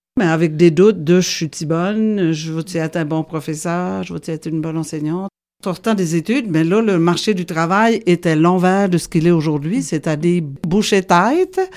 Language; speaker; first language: French; native; French